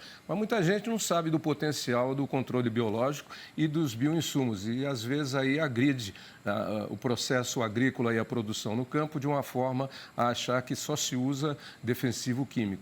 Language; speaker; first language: Portuguese; native; Portuguese